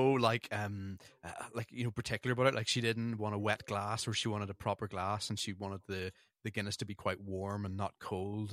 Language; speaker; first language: English; native; English